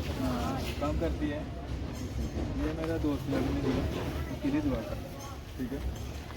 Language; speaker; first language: Hindi; non-native, local second language; Malayalam